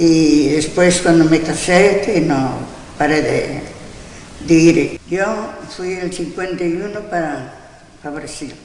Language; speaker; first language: Spanish; non-native, local second language; Galician